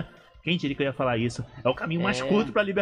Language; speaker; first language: Portuguese; native; Portuguese